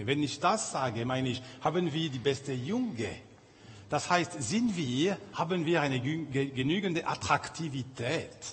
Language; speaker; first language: German; non-native, local second language; French